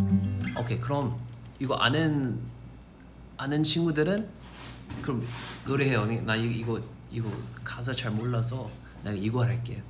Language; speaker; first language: Korean; non-native, fluent; English